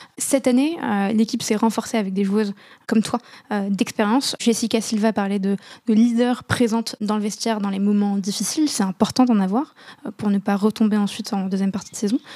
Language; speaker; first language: French; non-native, local second language; Arabic